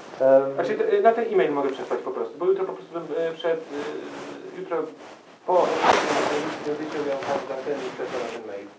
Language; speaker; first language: Polish; native; Polish